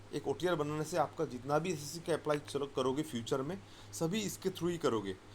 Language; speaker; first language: Hindi; non-native, local second language; Assamese